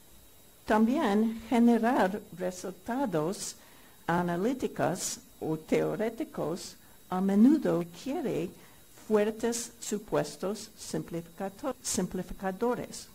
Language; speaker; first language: Spanish; non-native, fluent; English